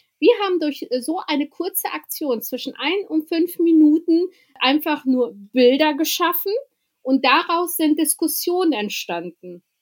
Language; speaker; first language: German; early bilingual, other home language; Albanian